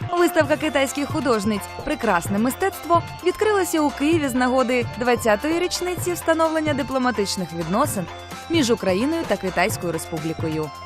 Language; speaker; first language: Ukrainian; native; Ukrainian